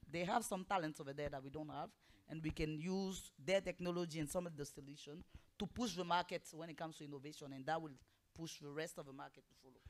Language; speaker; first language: English; non-native, local second language; French